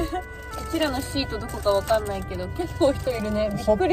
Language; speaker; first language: Japanese; native; Japanese